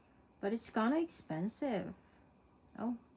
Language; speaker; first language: English; non-native, local second language; Filipino